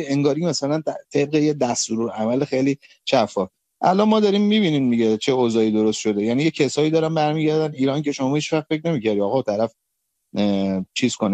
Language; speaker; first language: Persian; native; Persian